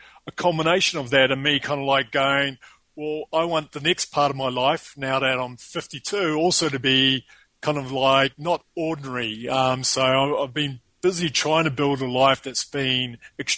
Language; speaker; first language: English; native; English